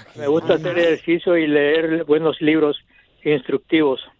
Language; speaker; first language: Spanish; native; Spanish